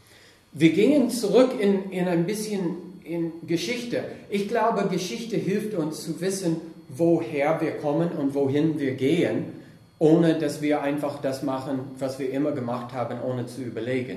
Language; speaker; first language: German; non-native, fluent; English